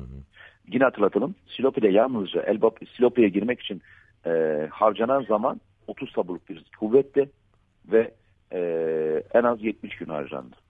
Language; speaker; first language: Turkish; native; Turkish